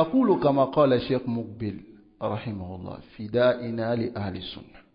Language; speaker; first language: Arabic; non-native, fluent; French